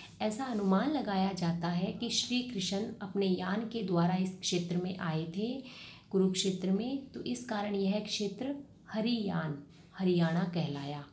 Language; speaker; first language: Hindi; native; Hindi